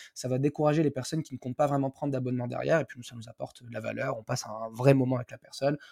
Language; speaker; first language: French; non-native, local second language; Arabic